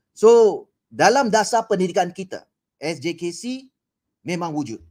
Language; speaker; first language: Malay; non-native, local second language; Chinese